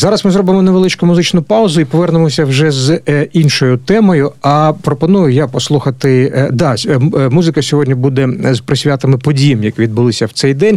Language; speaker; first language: Ukrainian; native; Ukrainian